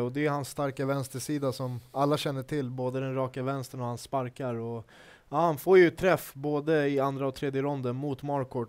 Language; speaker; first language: Swedish; native; Swedish